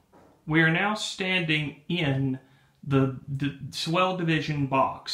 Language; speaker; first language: English; native; English